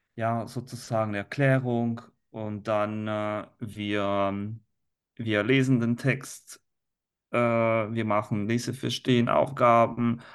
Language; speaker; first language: German; non-native, fluent; Italian